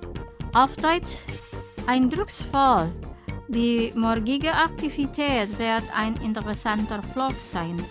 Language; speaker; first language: German; non-native, fluent; Indonesian